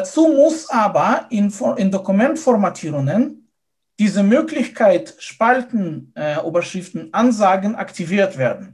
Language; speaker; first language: German; non-native, fluent; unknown